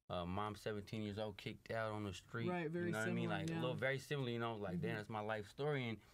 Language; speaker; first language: English; native; English